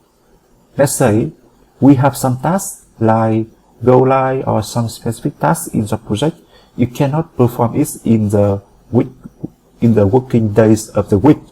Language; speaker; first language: English; non-native, fluent; Vietnamese